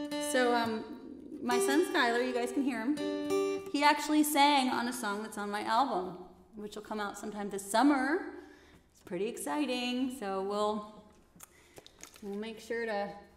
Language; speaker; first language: English; native; English